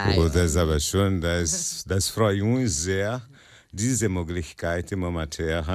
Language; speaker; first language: German; non-native, learner; Portuguese